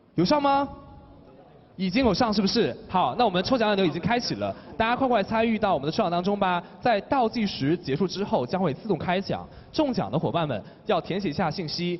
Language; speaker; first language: Chinese; native; Chinese